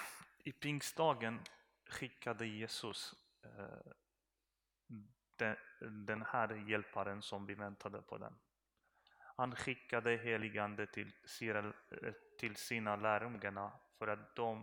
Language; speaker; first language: Swedish; non-native, learner; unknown